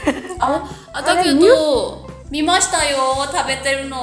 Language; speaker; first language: Japanese; non-native, fluent; Burmese